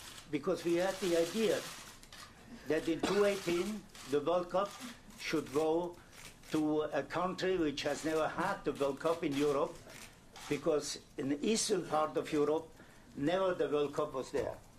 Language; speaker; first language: English; non-native, fluent; German